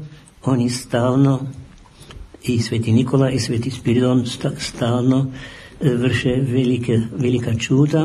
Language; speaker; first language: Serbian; non-native, fluent; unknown